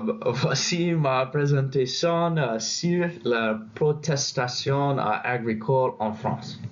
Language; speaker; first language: French; non-native, learner; English